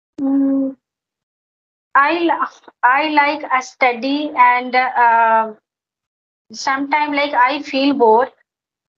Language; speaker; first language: English; non-native, learner; Hindi